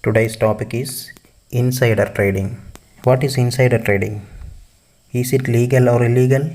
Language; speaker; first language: English; non-native, local second language; Malayalam